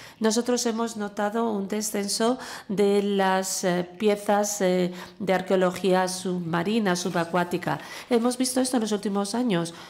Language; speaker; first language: Spanish; non-native, fluent; English